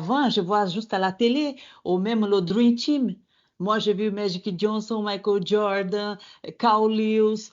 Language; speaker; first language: French; non-native, fluent; Portuguese